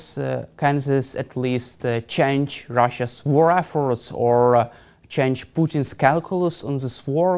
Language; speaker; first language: English; non-native, fluent; Ukrainian